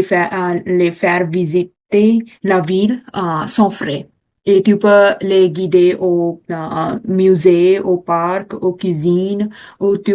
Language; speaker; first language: French; non-native, learner; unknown